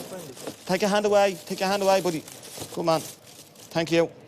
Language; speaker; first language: English; native; English